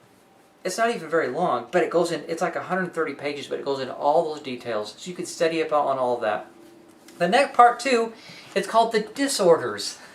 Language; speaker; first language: English; native; English